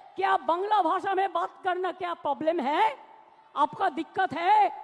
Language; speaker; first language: Hindi; non-native, local second language; Bangla